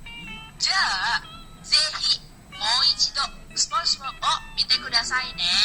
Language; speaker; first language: Japanese; non-native, learner; Indonesian